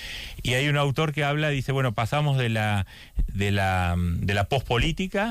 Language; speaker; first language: Spanish; native; Spanish